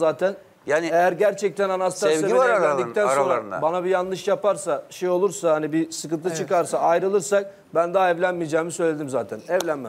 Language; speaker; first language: Turkish; native; Turkish